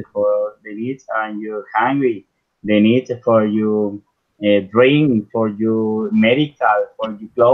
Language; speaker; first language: English; non-native, learner; Spanish